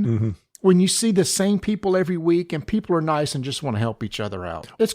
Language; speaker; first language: English; native; English